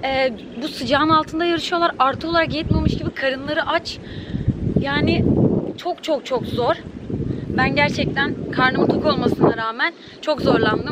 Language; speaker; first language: Turkish; native; Turkish